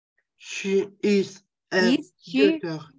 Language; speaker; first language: English; non-native, learner; Ukrainian